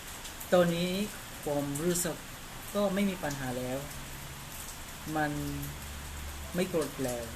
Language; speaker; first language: Thai; non-native, fluent; Filipino